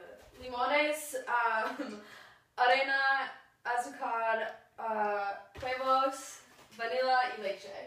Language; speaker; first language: Spanish; non-native, learner; English